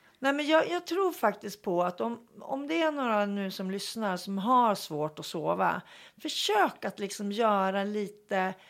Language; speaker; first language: Swedish; native; Swedish